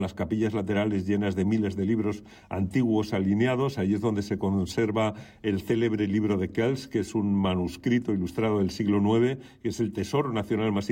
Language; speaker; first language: Spanish; native; Spanish